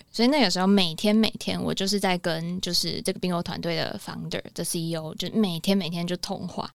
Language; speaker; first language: Chinese; native; Chinese